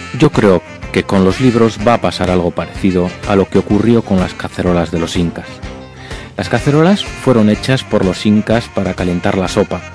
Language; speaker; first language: Spanish; native; Spanish